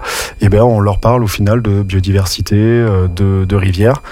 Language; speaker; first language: French; native; French